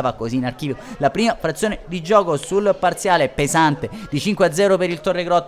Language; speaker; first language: Italian; native; Italian